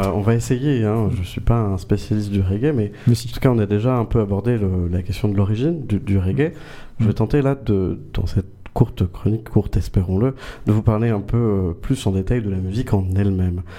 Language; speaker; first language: French; native; French